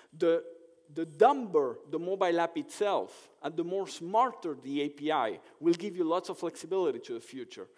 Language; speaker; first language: English; non-native, fluent; Spanish